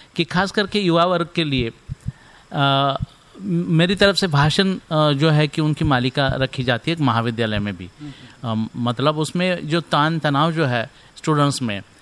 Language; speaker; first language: Hindi; non-native, local second language; Marathi